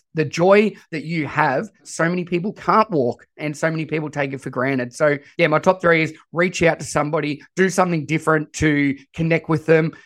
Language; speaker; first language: English; native; English